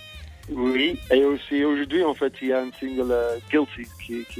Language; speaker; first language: French; non-native, fluent; English